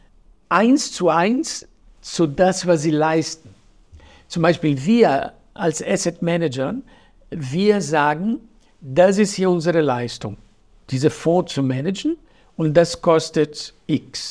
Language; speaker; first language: German; non-native, fluent; Portuguese